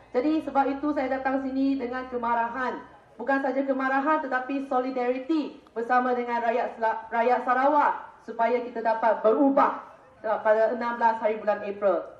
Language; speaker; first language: Malay; non-native, local second language; Chinese